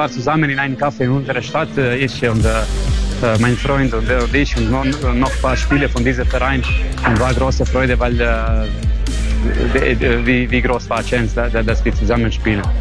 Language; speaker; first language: German; non-native, fluent; Croatian